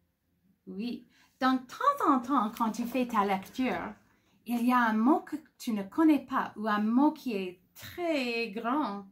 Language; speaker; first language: French; non-native, fluent; English